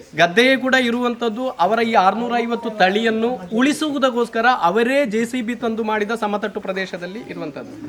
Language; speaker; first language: Kannada; native; Kannada